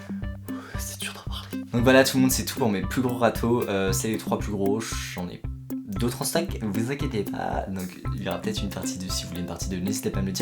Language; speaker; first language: French; native; French